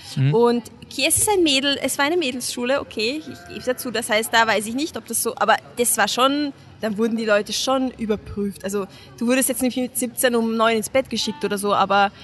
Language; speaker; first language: German; non-native, fluent; Hungarian